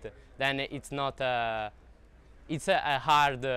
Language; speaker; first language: English; non-native, learner; Italian